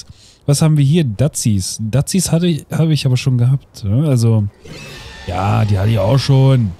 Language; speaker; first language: German; native; German